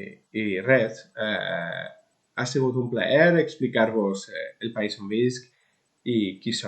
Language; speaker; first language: Catalan; non-native, local second language; Spanish